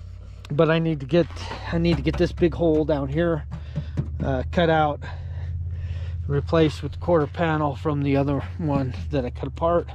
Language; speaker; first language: English; native; English